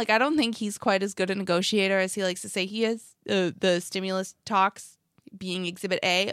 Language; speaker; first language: English; native; English